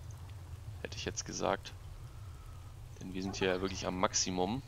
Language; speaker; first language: German; native; German